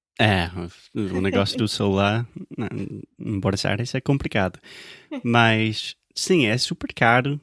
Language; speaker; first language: Portuguese; non-native, fluent; English